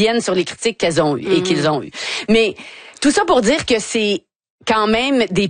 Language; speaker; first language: French; native; French